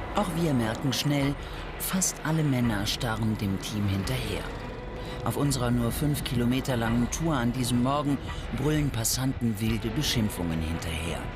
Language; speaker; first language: German; native; German